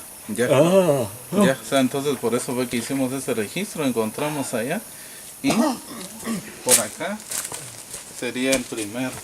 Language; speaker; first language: Spanish; native; Spanish